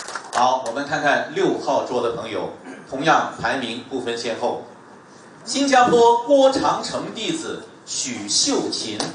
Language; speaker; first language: Chinese; native; Chinese